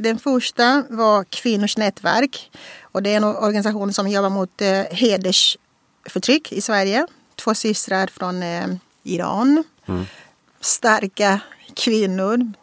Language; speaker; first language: Swedish; non-native, fluent; Portuguese